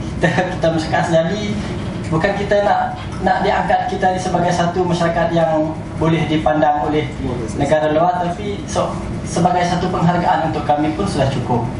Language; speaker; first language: Malay; non-native, local second language; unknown